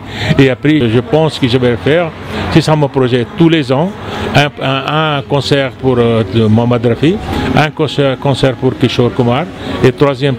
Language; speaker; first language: French; non-native, fluent; Punjabi